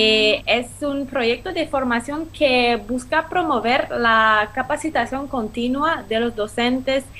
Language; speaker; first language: Spanish; non-native, fluent; French